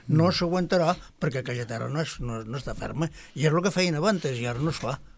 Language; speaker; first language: Catalan; native; Catalan